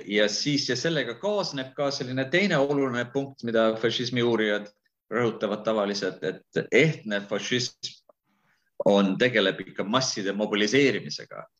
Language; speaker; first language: Estonian; early bilingual, heritage; Estonian